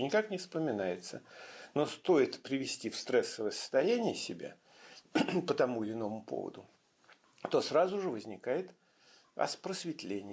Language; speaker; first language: Russian; native; Russian